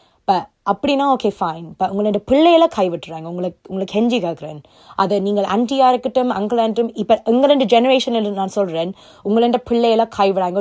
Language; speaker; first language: Tamil; early bilingual, heritage; Tamil